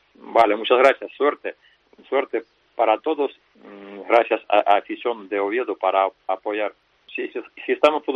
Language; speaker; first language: Spanish; non-native, fluent; Russian